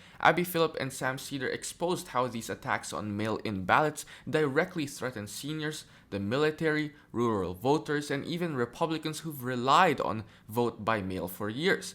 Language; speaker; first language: English; native; English